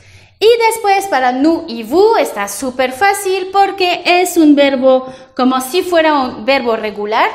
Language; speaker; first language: Spanish; non-native, fluent; French